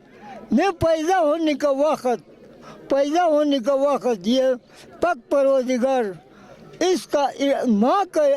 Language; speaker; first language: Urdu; non-native, local second language; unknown